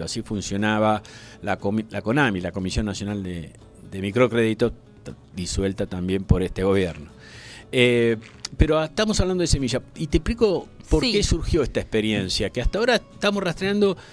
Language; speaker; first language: Spanish; native; Spanish